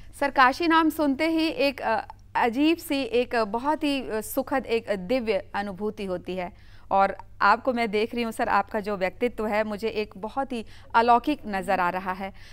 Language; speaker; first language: Hindi; native; Hindi